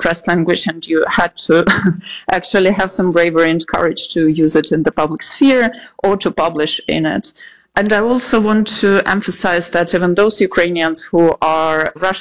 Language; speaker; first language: English; non-native, fluent; Russian